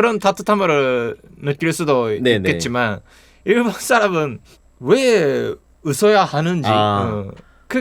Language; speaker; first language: Korean; non-native, fluent; Japanese